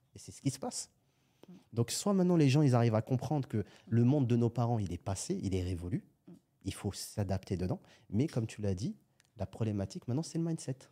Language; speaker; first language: French; native; French